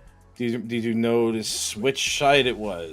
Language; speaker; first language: English; native; English